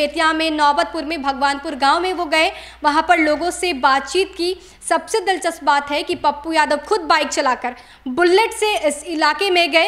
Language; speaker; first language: Hindi; native; Hindi